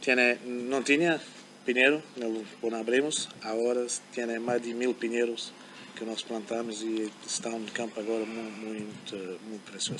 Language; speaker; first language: Portuguese; non-native, fluent; German